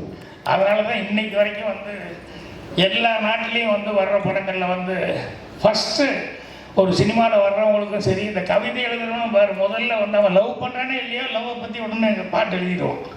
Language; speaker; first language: Tamil; native; Tamil